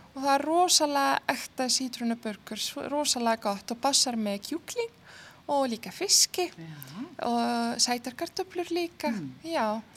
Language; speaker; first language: Icelandic; non-native, fluent; Arabic